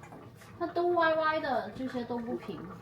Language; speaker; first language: Chinese; native; Chinese